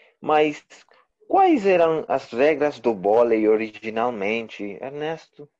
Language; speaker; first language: Portuguese; non-native, learner; Spanish